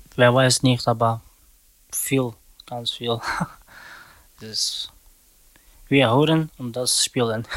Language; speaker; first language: German; non-native, learner; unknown